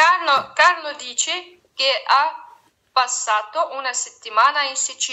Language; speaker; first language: Italian; non-native, learner; Russian